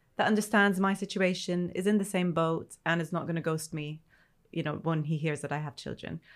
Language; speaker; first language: English; non-native, fluent; Arabic